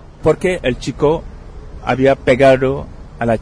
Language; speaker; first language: Spanish; non-native, fluent; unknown